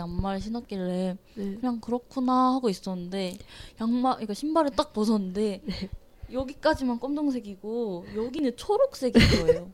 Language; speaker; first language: Korean; non-native, learner; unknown